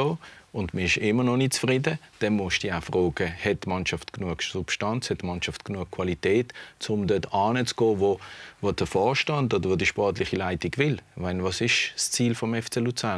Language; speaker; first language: German; native; German